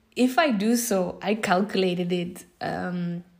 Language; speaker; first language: English; non-native, fluent; Dutch